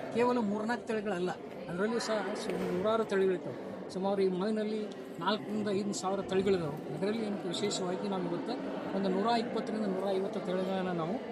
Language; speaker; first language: Kannada; native; Kannada